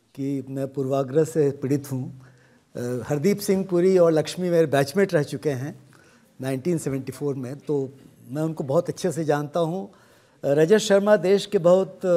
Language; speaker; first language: Hindi; native; Hindi